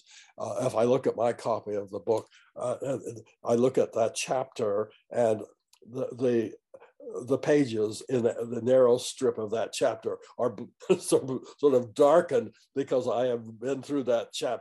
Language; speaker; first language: English; native; English